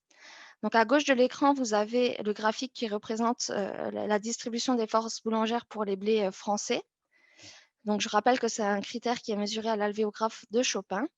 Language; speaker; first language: French; native; French